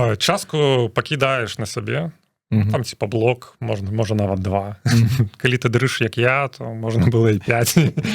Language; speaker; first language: Belarusian; non-native, local second language; Russian